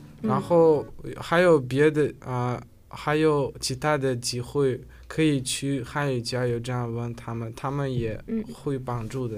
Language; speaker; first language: Chinese; non-native, learner; Uzbek